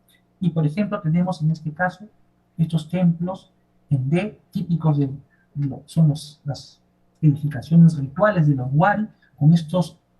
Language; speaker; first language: Spanish; native; Spanish